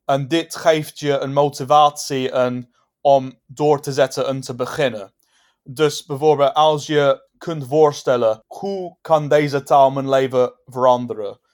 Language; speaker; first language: Dutch; non-native, fluent; English